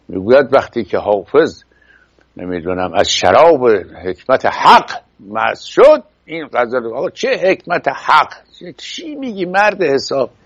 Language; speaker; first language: Persian; native; Persian